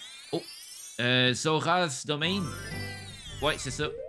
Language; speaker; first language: French; native; French